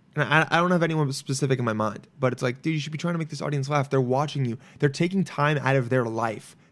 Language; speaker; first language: English; native; English